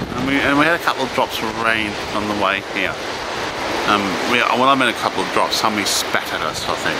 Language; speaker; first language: English; native; English